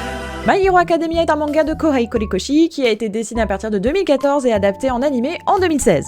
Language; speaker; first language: French; native; French